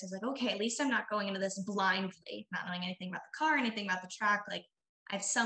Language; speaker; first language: English; native; English